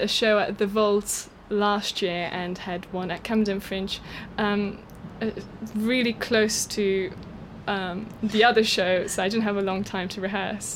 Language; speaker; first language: English; non-native, fluent; Hungarian